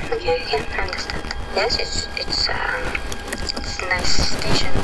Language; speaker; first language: English; non-native, fluent; French